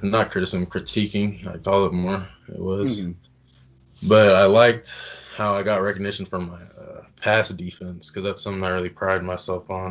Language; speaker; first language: English; native; English